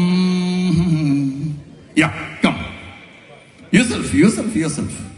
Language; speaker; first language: English; non-native, local second language; Malayalam